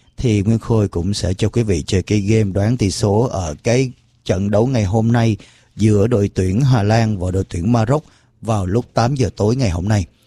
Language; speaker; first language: Vietnamese; early bilingual, heritage; Vietnamese